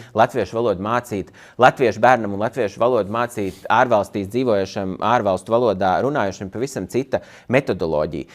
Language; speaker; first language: Latvian; native; Latvian